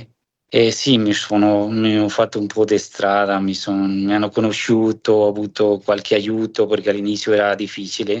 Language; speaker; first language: Italian; non-native, fluent; Spanish